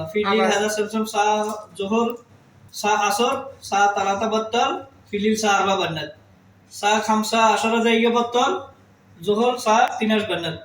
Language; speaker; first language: Arabic; non-native, learner; Bangla